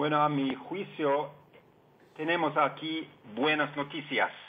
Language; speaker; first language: Spanish; non-native, fluent; Norwegian